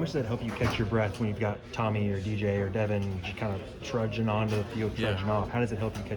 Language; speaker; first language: English; native; English